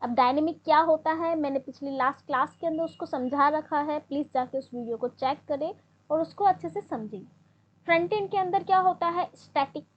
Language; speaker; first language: Hindi; native; Hindi